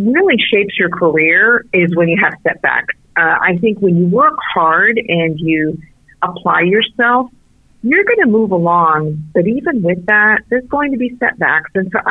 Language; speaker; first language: English; early bilingual, other home language; Arabic